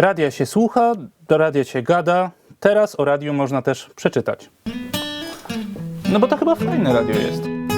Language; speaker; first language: Polish; native; Polish